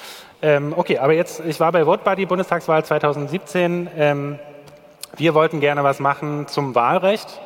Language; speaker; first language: German; native; German